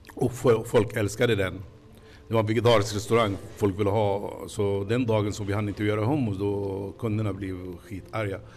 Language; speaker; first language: Swedish; non-native, fluent; Arabic